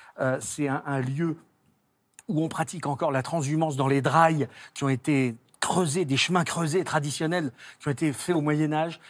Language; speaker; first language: French; native; French